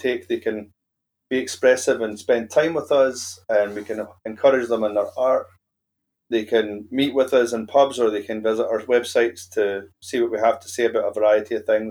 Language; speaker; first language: English; native; English